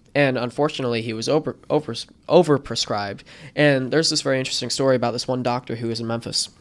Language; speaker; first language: English; native; English